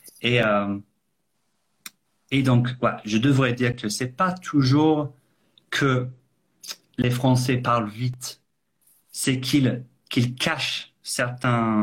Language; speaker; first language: French; non-native, fluent; English